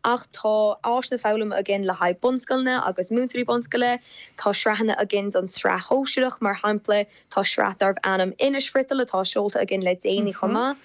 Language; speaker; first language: Irish; non-native, local second language; English